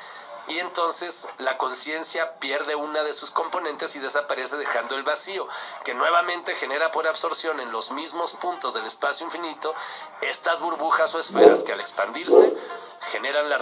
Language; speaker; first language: Spanish; native; Spanish